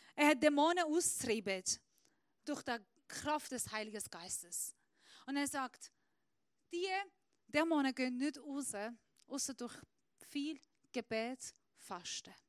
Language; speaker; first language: German; non-native, fluent; Persian